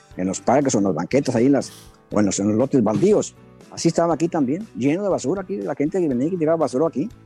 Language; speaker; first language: Spanish; native; Spanish